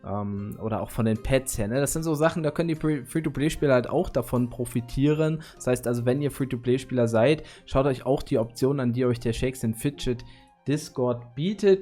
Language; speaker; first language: German; native; German